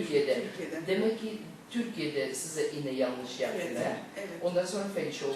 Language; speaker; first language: Turkish; non-native, learner; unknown